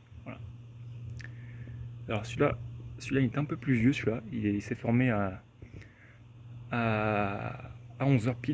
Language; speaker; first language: French; native; French